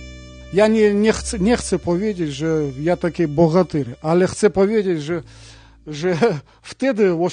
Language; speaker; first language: Polish; non-native, learner; Russian